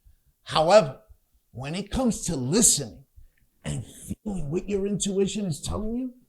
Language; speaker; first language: English; native; English